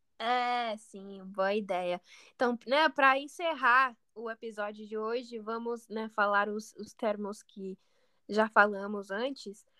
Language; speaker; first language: Portuguese; non-native, fluent; English